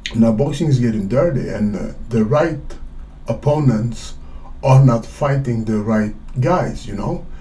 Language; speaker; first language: English; non-native, fluent; Swedish